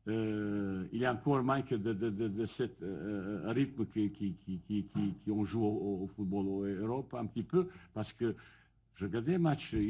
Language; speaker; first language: French; non-native, learner; Bosnian